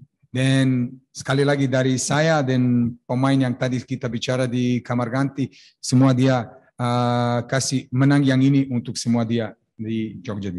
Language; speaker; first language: Indonesian; non-native, fluent; Serbian